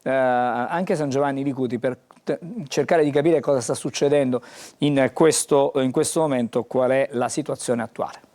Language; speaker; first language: Italian; native; Italian